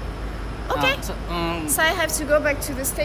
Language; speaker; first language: English; non-native, fluent; French